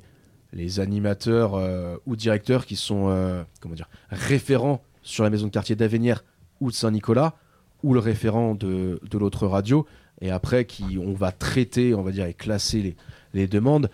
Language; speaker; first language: French; native; French